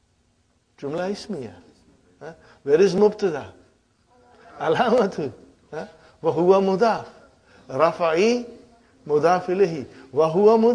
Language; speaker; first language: Arabic; non-native, fluent; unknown